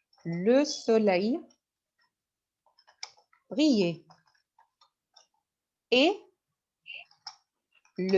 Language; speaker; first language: French; non-native, fluent; Arabic